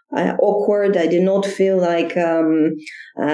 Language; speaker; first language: English; non-native, fluent; Greek